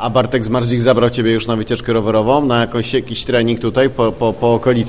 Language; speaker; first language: Polish; native; Polish